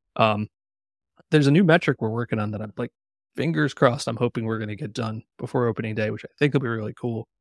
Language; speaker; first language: English; native; English